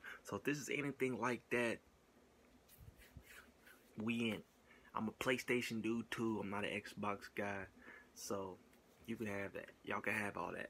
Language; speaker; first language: English; native; English